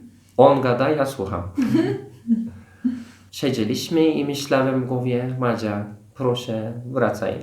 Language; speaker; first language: Polish; non-native, fluent; Turkish